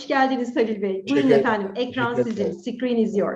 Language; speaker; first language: Turkish; native; Turkish